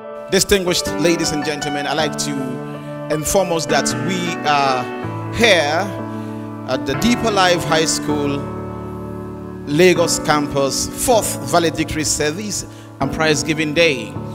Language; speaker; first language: English; non-native, local second language; Yoruba